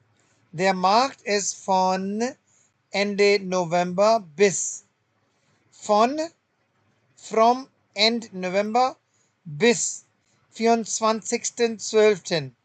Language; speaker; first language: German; non-native, fluent; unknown